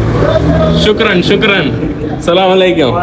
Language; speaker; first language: Hindi; non-native, learner; Malayalam